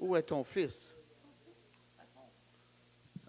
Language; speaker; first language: French; native; French